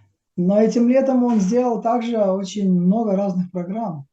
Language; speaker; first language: Russian; native; Russian